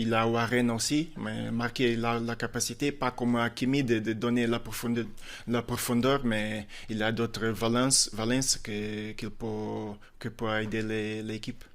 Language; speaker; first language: French; non-native, fluent; Portuguese